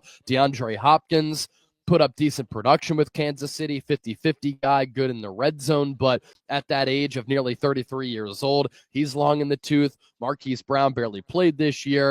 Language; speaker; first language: English; native; English